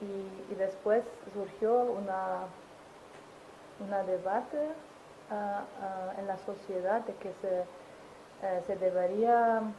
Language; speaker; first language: Spanish; non-native, fluent; German